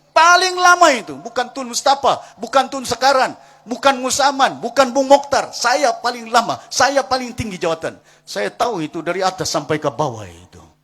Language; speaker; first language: Malay; non-native, local second language; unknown